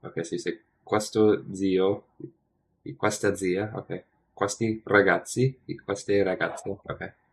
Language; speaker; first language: Italian; non-native, learner; English